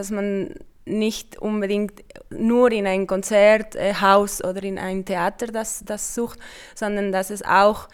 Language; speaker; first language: German; non-native, fluent; Spanish